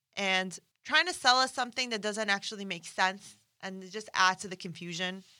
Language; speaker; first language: English; non-native, fluent; Persian